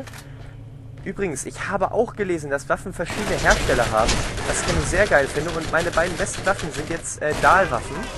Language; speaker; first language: German; native; German